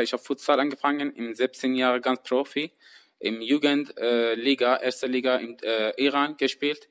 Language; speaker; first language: German; non-native, learner; Persian